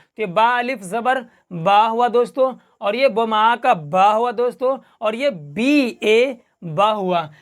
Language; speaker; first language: Hindi; native; Hindi